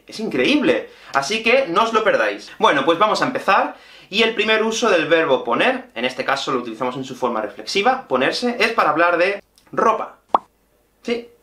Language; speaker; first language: Spanish; native; Spanish